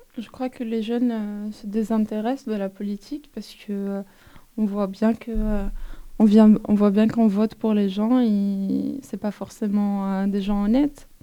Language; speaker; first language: French; non-native, local second language; Arabic